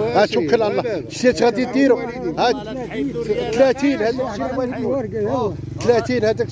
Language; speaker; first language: Arabic; native; Arabic